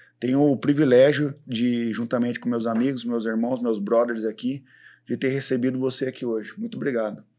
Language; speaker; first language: Portuguese; native; Portuguese